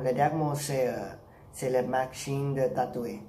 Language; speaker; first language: French; non-native, learner; Thai